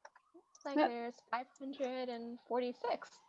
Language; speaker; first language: English; native; English